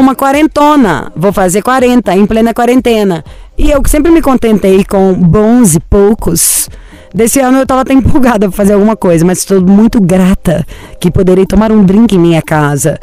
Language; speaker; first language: Portuguese; native; Portuguese